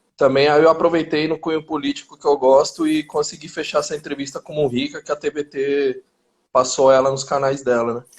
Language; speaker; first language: Portuguese; early bilingual, other home language; Spanish